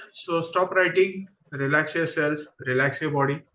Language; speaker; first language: English; non-native, local second language; Marathi